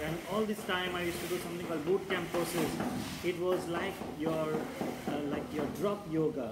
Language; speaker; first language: English; non-native, local second language; Konkani